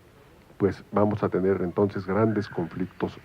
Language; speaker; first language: Spanish; native; Spanish